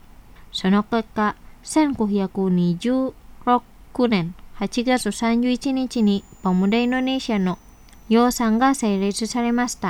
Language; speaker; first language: Japanese; non-native, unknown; Indonesian